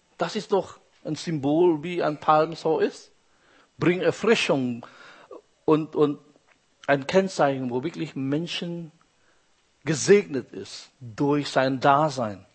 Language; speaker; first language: German; non-native, fluent; Indonesian